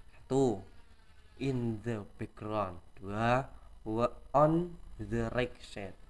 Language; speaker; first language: English; non-native, learner; Indonesian